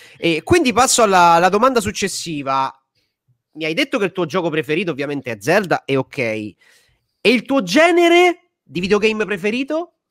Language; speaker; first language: Italian; native; Italian